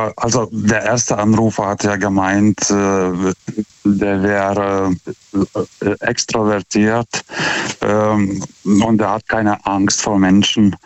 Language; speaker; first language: German; non-native, fluent; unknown